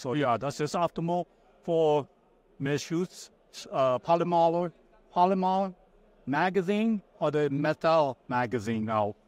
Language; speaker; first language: German; non-native, learner; English